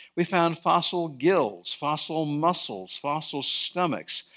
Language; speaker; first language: English; native; English